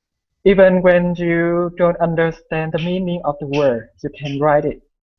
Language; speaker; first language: English; non-native, learner; Vietnamese